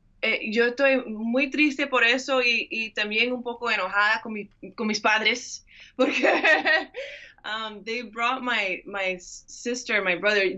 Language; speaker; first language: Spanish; early bilingual, heritage; English